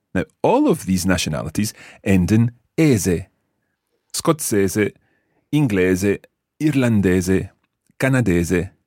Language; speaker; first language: English; native; English